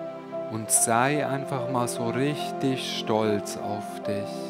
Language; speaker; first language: German; native; German